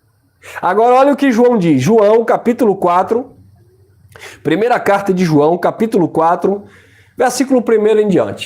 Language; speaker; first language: Portuguese; native; Portuguese